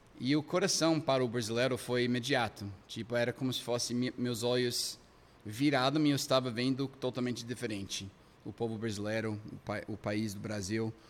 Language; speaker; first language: Portuguese; non-native, fluent; English